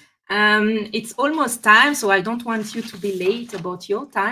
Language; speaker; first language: English; non-native, fluent; French